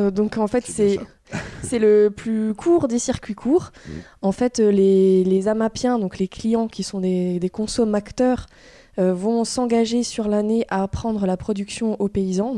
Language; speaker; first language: French; native; French